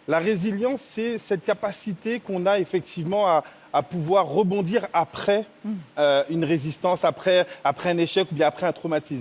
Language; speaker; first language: French; native; French